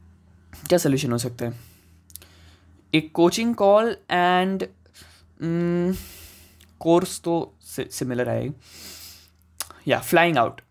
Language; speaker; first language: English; non-native, local second language; Hindi